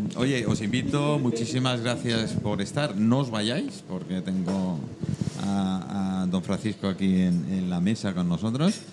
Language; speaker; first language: Spanish; native; Spanish